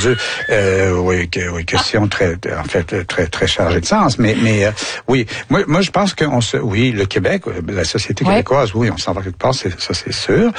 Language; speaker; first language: French; native; French